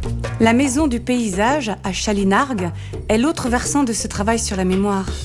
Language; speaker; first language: French; native; French